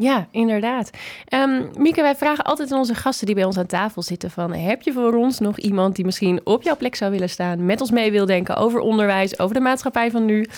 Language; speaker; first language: Dutch; native; Dutch